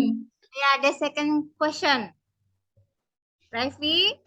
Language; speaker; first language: English; non-native, learner; Indonesian